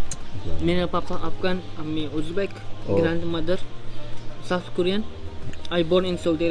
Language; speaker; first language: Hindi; non-native, learner; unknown